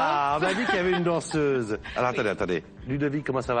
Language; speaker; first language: French; native; French